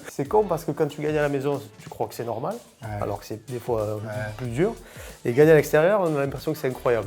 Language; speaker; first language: French; native; French